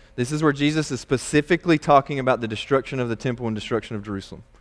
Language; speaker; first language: English; native; English